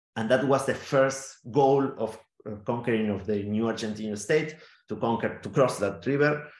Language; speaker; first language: English; non-native, fluent; Spanish